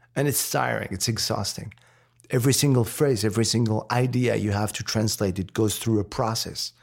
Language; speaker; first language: English; non-native, fluent; Arabic